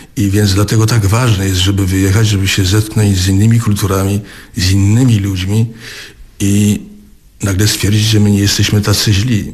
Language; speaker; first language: Polish; native; Polish